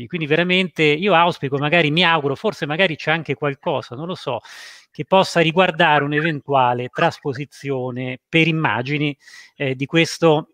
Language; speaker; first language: Italian; native; Italian